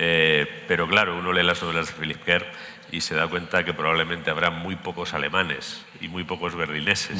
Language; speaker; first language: Spanish; native; Spanish